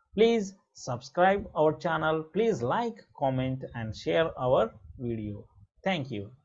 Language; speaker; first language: English; non-native, local second language; Telugu